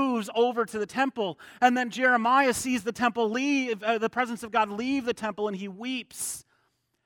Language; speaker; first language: English; native; English